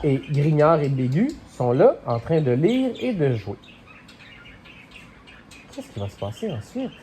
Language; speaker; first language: French; native; French